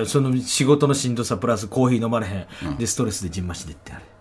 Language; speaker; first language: Japanese; native; Japanese